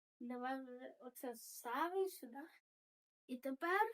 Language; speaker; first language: Ukrainian; early bilingual, heritage; Ukrainian